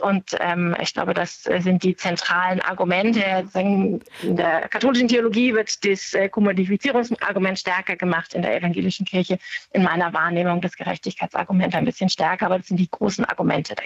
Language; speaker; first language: German; native; German